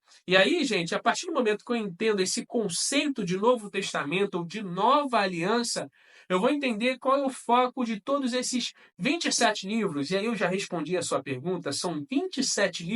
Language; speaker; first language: Portuguese; native; Portuguese